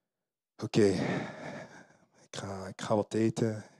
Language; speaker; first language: Dutch; early bilingual, other home language; Lingala